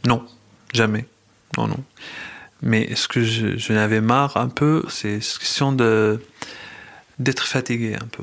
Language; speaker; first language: French; non-native, fluent; Arabic